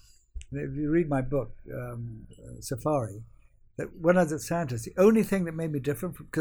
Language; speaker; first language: English; native; English